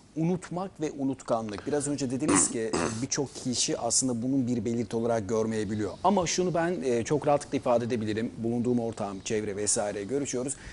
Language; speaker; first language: Turkish; native; Turkish